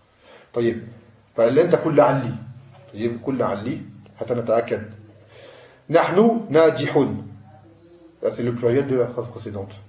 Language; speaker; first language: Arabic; non-native, fluent; French